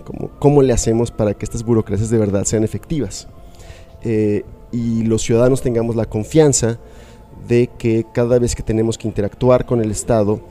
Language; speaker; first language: Spanish; native; Spanish